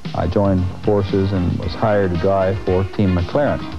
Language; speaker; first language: English; native; English